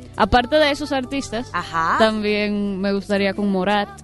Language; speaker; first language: Spanish; native; Spanish